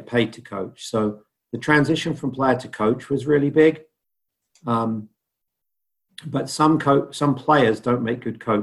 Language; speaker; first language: English; native; English